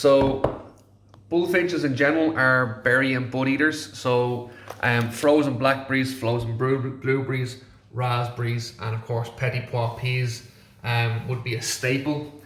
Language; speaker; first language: English; native; English